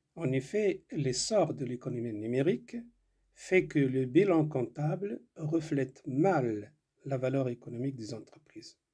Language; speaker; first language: French; non-native, local second language; Arabic